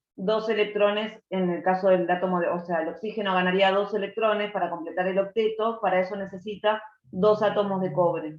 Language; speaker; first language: Spanish; native; Spanish